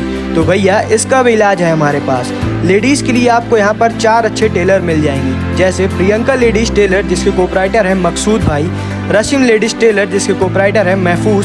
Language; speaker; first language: Hindi; native; Hindi